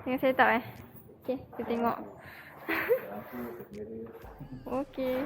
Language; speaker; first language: Malay; native; Malay